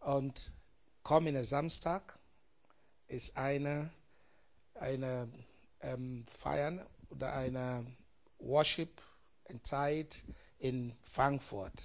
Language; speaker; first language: German; non-native, learner; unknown